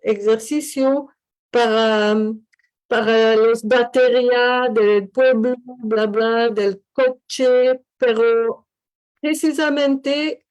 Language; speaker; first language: Spanish; non-native, learner; French